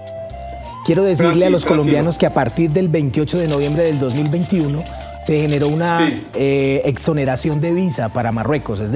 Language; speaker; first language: Spanish; native; Spanish